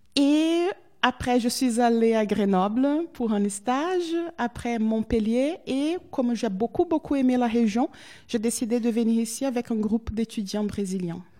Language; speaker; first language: French; non-native, fluent; Portuguese